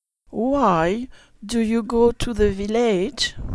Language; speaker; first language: English; non-native, fluent; French